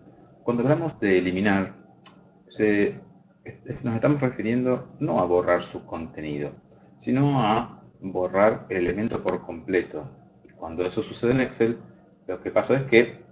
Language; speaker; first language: Spanish; native; Spanish